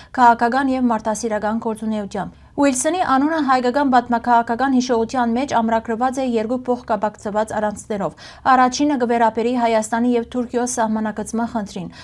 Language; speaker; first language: Armenian; early bilingual, heritage; Armenian